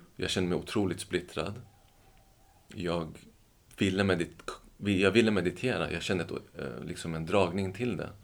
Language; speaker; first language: Swedish; native; Swedish